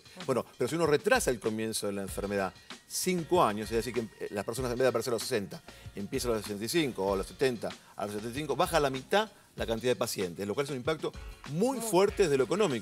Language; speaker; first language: Spanish; native; Spanish